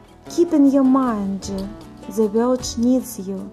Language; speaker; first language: English; non-native, fluent; Russian